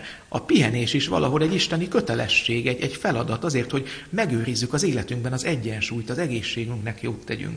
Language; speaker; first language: Hungarian; native; Hungarian